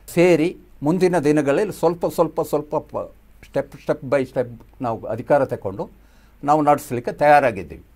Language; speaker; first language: Kannada; non-native, local second language; Kodava